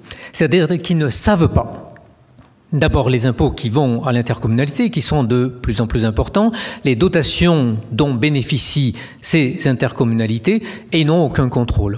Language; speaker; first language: French; native; French